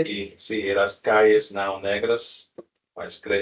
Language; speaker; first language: Spanish; non-native, learner; English